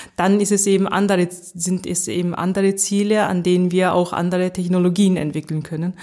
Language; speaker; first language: German; early bilingual, heritage; Japanese